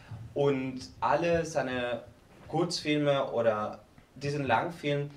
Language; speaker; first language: German; non-native, learner; Spanish